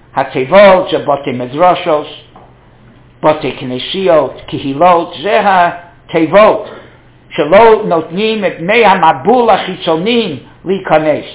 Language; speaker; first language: Hebrew; non-native, fluent; English